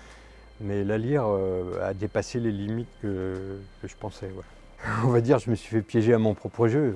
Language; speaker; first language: French; native; French